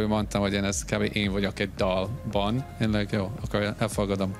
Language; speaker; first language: Hungarian; non-native, fluent; English